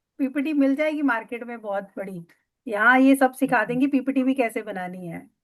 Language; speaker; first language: Hindi; native; Hindi